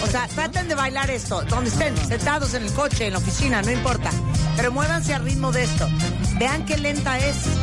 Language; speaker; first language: Spanish; native; Spanish